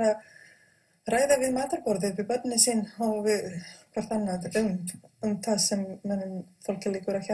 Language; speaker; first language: Icelandic; non-native, fluent; Croatian